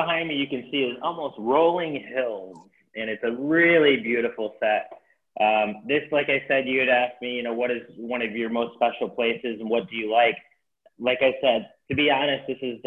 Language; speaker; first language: English; native; English